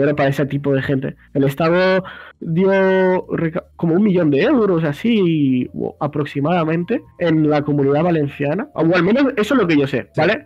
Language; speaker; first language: Spanish; early bilingual, other home language; Russian